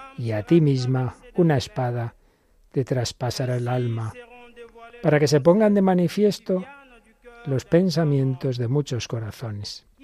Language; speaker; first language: Spanish; native; Spanish